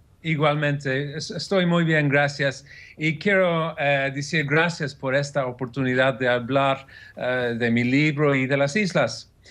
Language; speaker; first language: Spanish; non-native, fluent; English